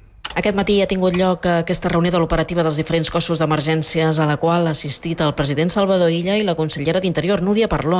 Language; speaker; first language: Catalan; native; Catalan